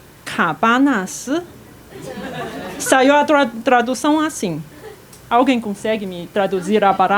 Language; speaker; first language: Portuguese; non-native, fluent; Chinese